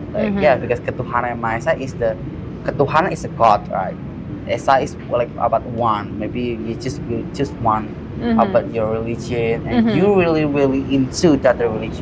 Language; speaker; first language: English; non-native, learner; Indonesian